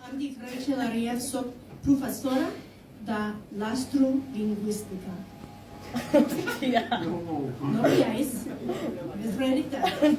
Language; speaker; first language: Catalan; non-native, fluent; English